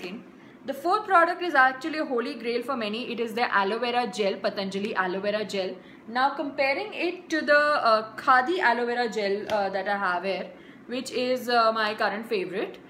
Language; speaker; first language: English; non-native, local second language; Hindi